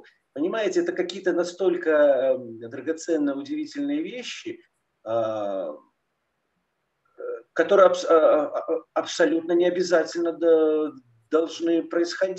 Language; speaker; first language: Russian; native; Russian